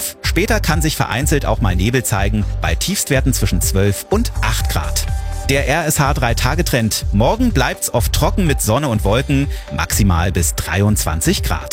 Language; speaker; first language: German; native; German